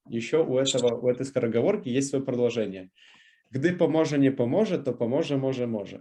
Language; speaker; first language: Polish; non-native, fluent; Russian